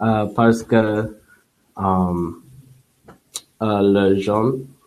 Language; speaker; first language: French; non-native, learner; English